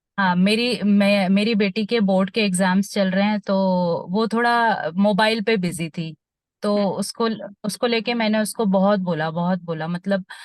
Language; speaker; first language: Hindi; native; Hindi